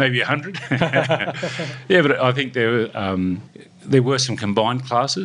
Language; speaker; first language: English; native; English